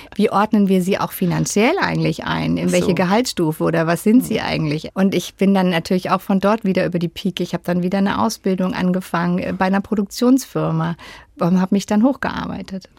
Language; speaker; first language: German; native; German